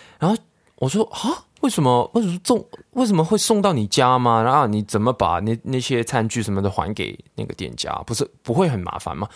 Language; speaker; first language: Chinese; non-native, local second language; Cantonese